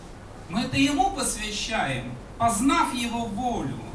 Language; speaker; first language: Polish; non-native, learner; Russian